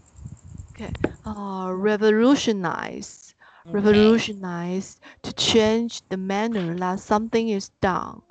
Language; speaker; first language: English; non-native, learner; Chinese